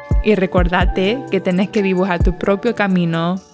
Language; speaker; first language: Spanish; early bilingual, heritage; Spanish